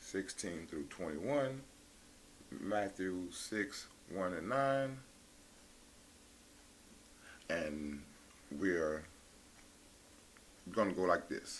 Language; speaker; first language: English; native; English